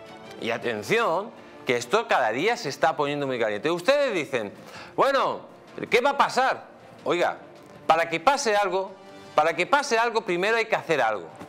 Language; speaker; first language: Spanish; native; Spanish